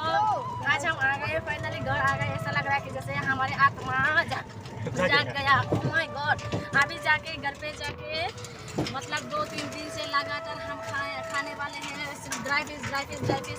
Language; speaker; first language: Hindi; non-native, local second language; Kok Borok